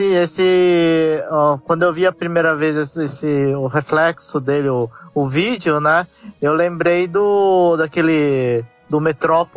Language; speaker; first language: Portuguese; native; Portuguese